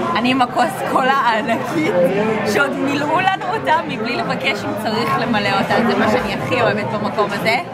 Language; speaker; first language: Hebrew; native; Hebrew